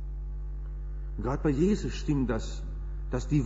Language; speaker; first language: German; native; German